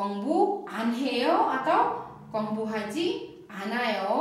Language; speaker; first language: Korean; non-native, fluent; Indonesian